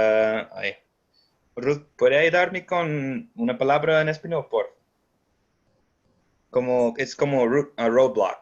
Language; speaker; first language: Spanish; non-native, fluent; English